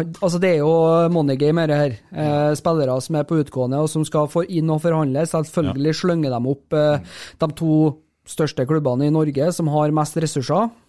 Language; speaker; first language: Norwegian; native; Norwegian